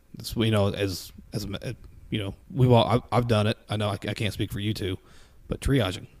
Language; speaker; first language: English; native; English